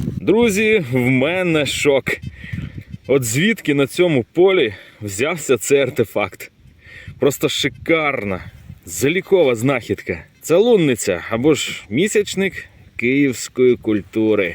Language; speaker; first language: Ukrainian; native; Ukrainian